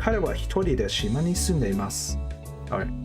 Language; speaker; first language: Japanese; non-native, learner; English